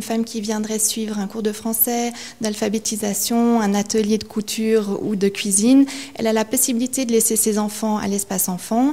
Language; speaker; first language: French; native; French